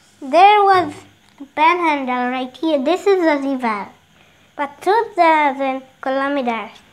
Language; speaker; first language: English; non-native, local second language; Bangla